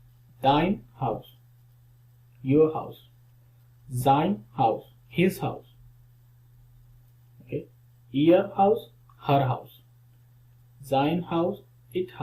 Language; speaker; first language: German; non-native, learner; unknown